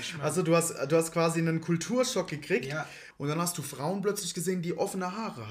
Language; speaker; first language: German; native; German